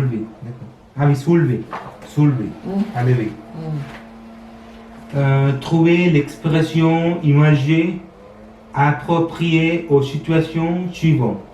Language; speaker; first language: French; non-native, learner; Sinhala